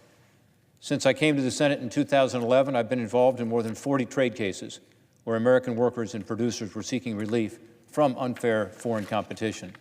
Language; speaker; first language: English; native; English